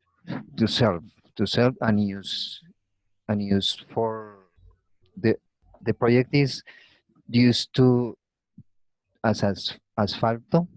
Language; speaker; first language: English; non-native, learner; Spanish